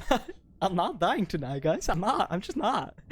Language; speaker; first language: English; non-native, fluent; Dutch